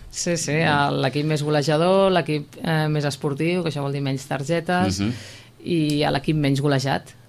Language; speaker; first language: Catalan; native; Catalan